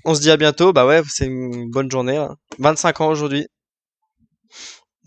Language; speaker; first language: French; native; French